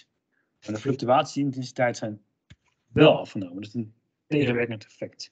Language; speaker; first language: Dutch; native; Dutch